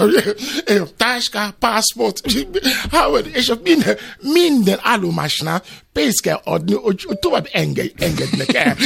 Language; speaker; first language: Hungarian; non-native, fluent; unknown